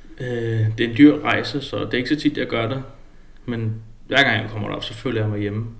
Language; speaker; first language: Danish; early bilingual, other home language; Kalaallisut